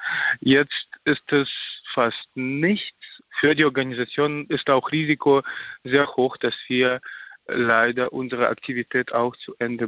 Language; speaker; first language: German; non-native, fluent; Ukrainian